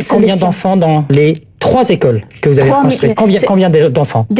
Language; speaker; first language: French; native; French